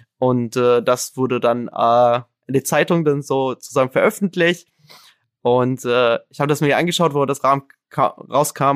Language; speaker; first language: German; non-native, fluent; Arabic